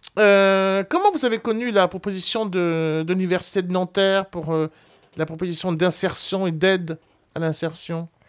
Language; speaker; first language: French; native; French